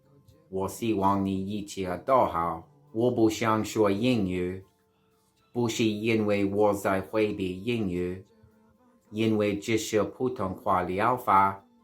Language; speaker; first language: Chinese; non-native, learner; English